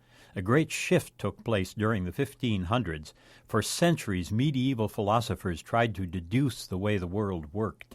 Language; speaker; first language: English; native; English